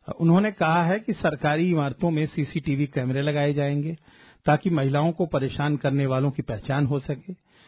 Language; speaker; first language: Hindi; native; Hindi